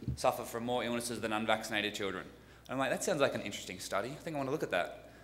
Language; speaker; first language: English; native; English